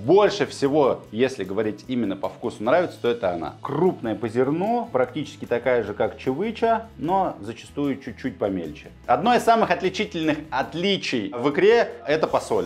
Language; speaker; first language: Russian; native; Russian